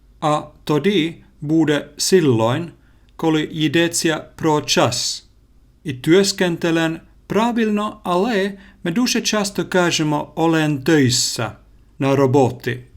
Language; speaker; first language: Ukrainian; non-native, learner; Finnish